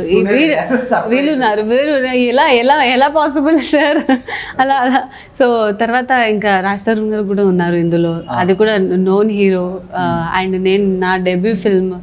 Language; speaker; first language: Telugu; non-native, local second language; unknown